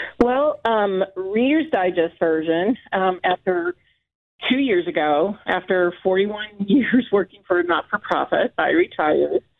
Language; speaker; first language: English; native; English